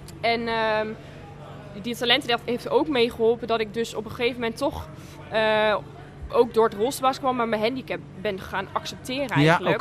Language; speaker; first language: Dutch; native; Dutch